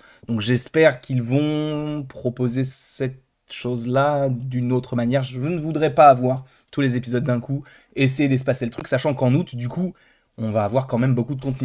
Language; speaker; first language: French; native; French